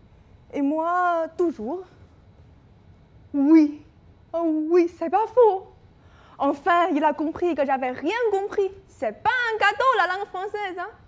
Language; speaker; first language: French; non-native, fluent; Chinese